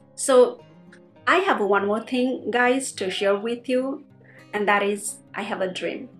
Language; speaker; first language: English; non-native, fluent; Nepali